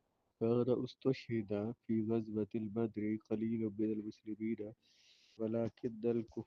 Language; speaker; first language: Arabic; non-native, fluent; Urdu